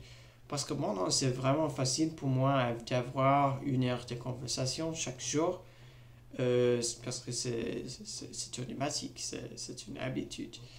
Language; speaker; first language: French; non-native, learner; English